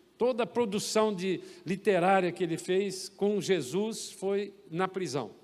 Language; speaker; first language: Portuguese; native; Portuguese